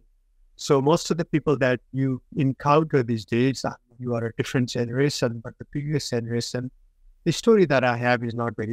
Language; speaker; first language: English; non-native, local second language; Nepali